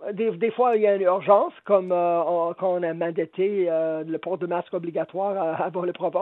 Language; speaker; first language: French; non-native, local second language; English